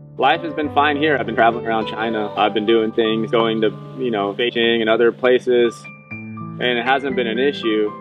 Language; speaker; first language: English; native; English